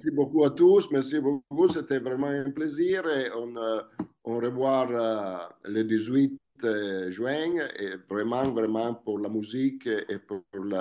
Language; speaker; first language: French; non-native, fluent; Italian